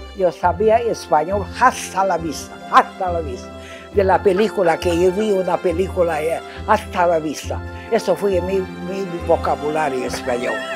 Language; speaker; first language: Spanish; non-native, fluent; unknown